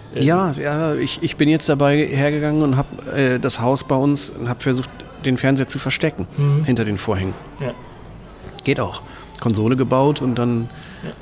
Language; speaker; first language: German; native; German